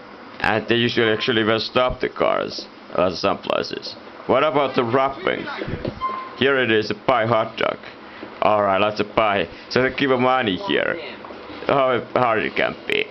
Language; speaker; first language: English; non-native, fluent; Italian